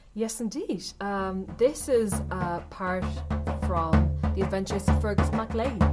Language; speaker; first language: English; native; English